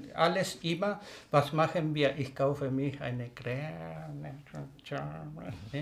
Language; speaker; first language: German; non-native, learner; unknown